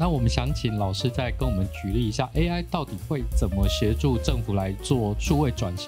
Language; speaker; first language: Chinese; native; Chinese